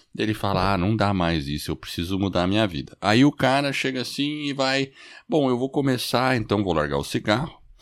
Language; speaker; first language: Portuguese; non-native, fluent; English